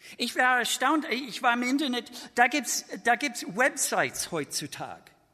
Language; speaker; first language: German; non-native, fluent; English